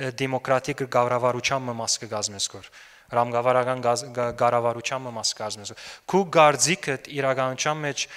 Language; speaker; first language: Armenian; early bilingual, heritage; Armenian